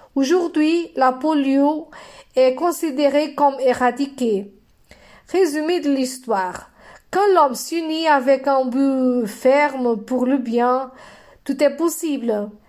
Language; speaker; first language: French; non-native, fluent; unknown